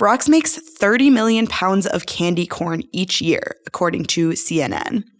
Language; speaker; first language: English; native; English